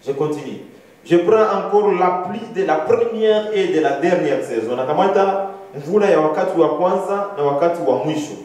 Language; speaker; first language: French; non-native, local second language; Swahili